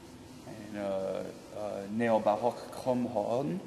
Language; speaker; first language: German; non-native, learner; English